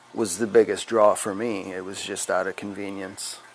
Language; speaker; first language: English; native; English